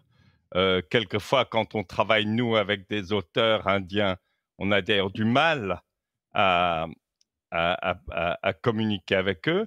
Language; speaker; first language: French; native; French